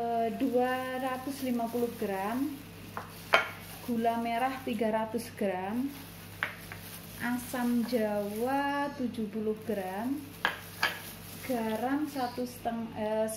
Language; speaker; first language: Indonesian; non-native, local second language; Javanese